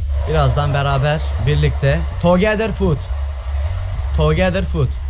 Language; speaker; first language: English; non-native, learner; Turkish